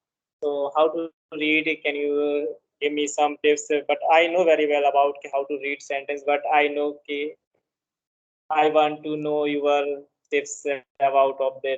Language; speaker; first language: English; non-native, learner; Hindi